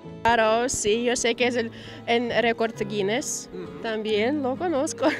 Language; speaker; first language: Spanish; non-native, learner; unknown